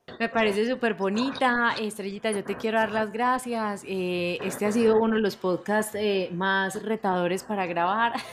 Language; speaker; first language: Spanish; native; Spanish